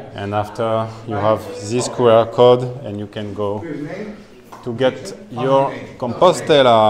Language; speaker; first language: English; non-native, fluent; French